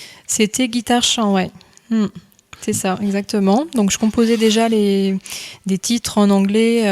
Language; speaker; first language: French; native; French